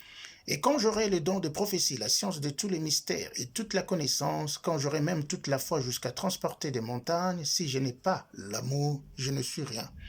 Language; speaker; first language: French; non-native, local second language; Lingala